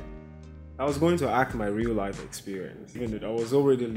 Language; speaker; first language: English; non-native, local second language; Igbo